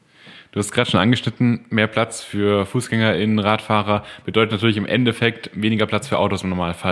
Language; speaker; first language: German; native; German